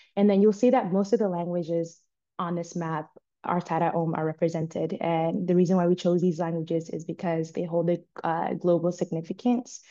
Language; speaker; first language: English; native; English